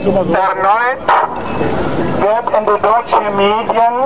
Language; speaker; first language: German; non-native, fluent; Arabic